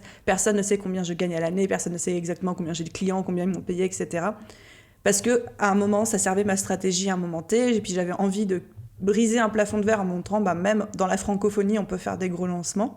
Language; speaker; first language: French; native; French